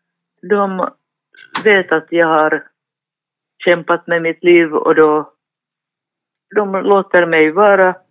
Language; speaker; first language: Swedish; non-native, fluent; Finnish